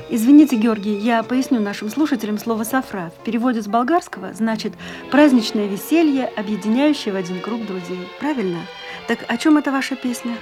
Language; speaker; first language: Russian; native; Russian